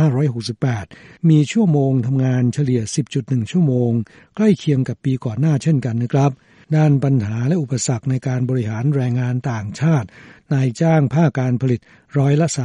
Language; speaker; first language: Thai; native; Thai